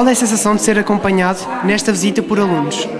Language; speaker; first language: Portuguese; native; Portuguese